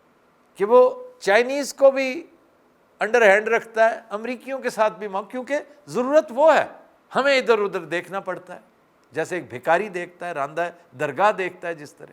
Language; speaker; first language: Urdu; native; Urdu